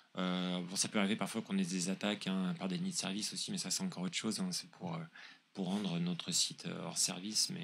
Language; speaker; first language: French; native; French